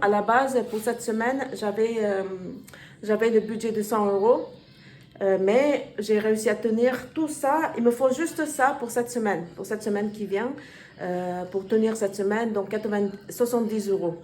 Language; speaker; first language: French; non-native, learner; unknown